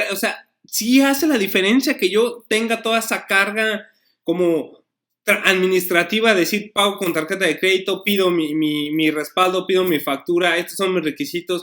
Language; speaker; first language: Spanish; native; Spanish